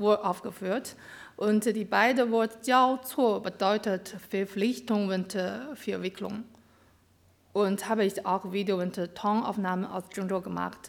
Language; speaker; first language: German; non-native, learner; Chinese